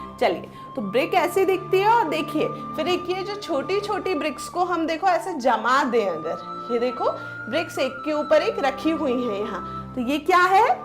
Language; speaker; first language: Hindi; non-native, local second language; Gujarati